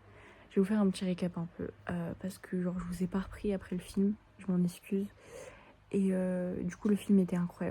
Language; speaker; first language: French; native; French